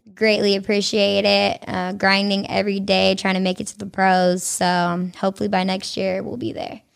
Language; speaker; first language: English; early bilingual, other home language; Italian